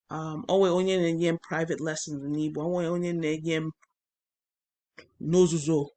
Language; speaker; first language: Igbo; non-native, learner; English